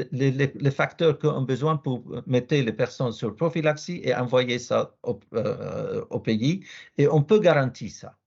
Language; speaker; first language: French; non-native, learner; Arabic